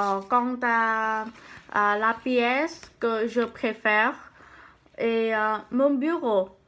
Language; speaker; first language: French; non-native, learner; Vietnamese